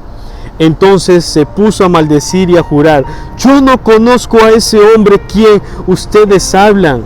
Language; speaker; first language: Spanish; native; Spanish